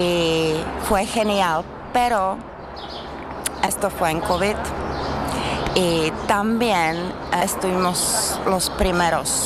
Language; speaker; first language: Spanish; non-native, fluent; Czech